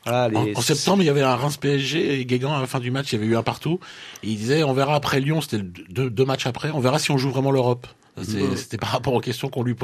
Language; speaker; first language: French; native; French